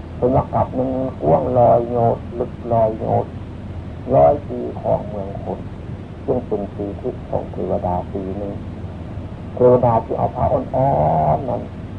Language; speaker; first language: Thai; native; Thai